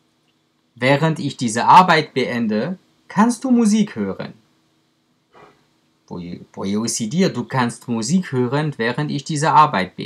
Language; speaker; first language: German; non-native, fluent; French